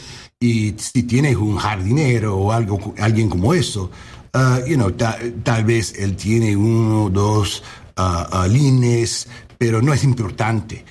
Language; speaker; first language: Spanish; non-native, learner; English